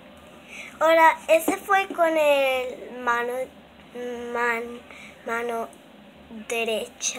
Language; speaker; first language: Spanish; early bilingual, heritage; Spanish